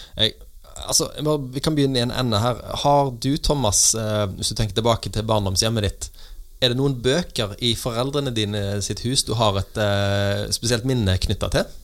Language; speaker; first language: Norwegian; native; Norwegian